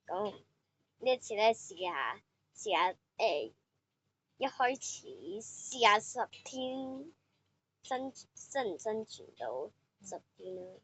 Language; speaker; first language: Chinese; native; Chinese